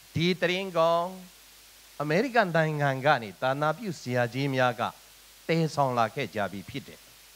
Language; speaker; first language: Burmese; non-native, local second language; Tedim Chin